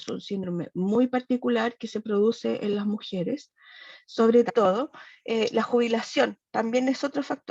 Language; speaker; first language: Spanish; native; Spanish